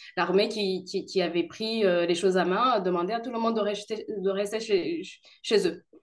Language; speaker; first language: French; non-native, local second language; Kinyarwanda